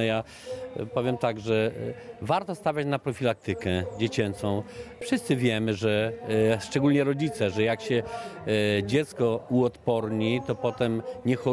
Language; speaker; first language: Polish; native; Polish